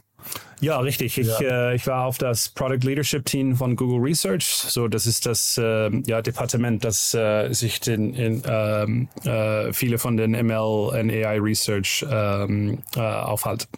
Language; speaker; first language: German; non-native, learner; Dutch